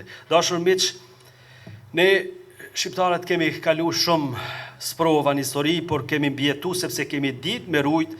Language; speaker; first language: Albanian; native; Albanian